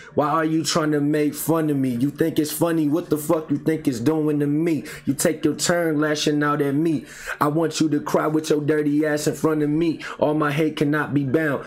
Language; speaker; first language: English; native; English